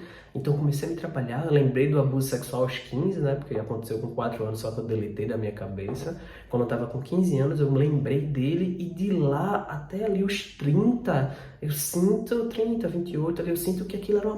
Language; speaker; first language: Portuguese; native; Portuguese